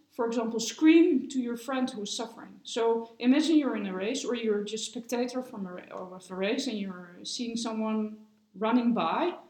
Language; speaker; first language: English; non-native, fluent; Dutch